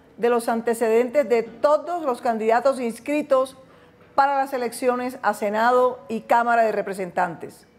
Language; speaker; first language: Spanish; native; Spanish